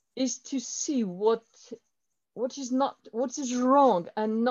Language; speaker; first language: English; non-native, learner; French